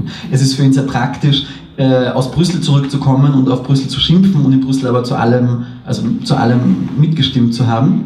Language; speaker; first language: German; native; German